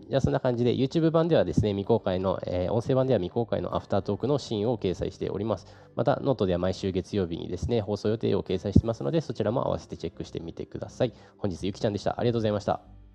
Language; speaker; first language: Japanese; native; Japanese